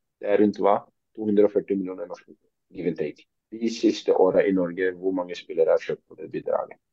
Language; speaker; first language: Norwegian; early bilingual, other home language; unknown